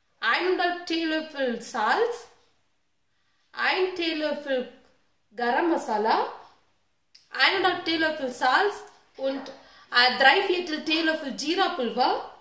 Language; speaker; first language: German; non-native, learner; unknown